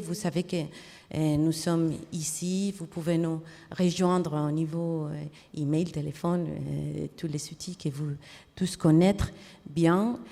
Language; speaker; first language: French; non-native, fluent; Spanish